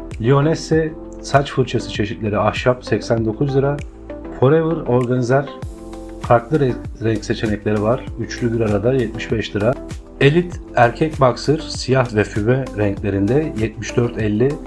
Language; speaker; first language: Turkish; native; Turkish